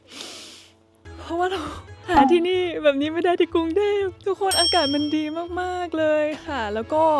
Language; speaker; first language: Thai; native; Thai